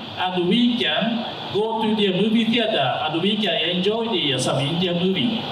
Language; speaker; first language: English; non-native, learner; Japanese